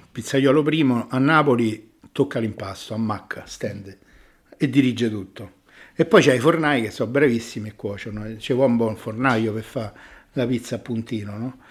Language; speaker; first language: Italian; native; Italian